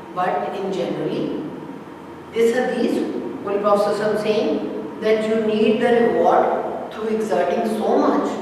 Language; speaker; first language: English; non-native, local second language; Urdu